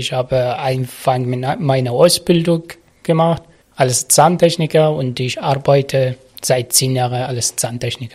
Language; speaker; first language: German; non-native, learner; Arabic